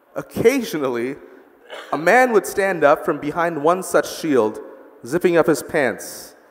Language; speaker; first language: English; early bilingual, other home language; Bangla